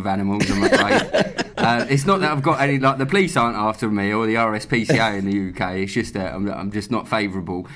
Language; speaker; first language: English; native; English